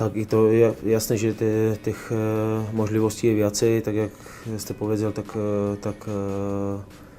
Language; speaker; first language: Polish; non-native, learner; Czech